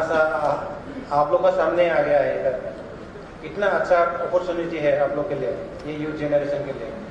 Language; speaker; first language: Hindi; non-native, local second language; Bodo